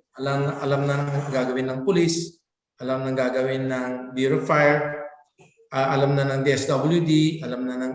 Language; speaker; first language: Filipino; non-native, local second language; Iloko